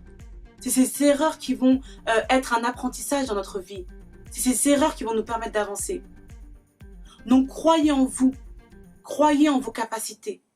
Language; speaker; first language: French; native; French